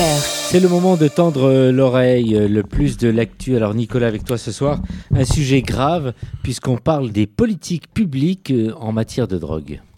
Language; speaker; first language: French; native; French